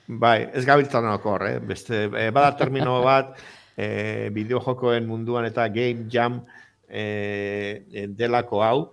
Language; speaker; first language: Basque; native; Basque